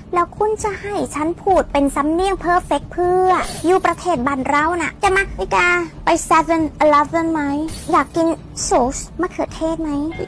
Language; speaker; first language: Thai; native; Thai